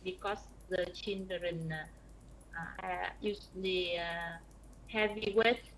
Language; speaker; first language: English; non-native, learner; Vietnamese